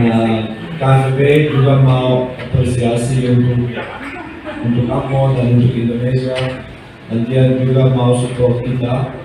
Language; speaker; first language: Indonesian; non-native, learner; Dutch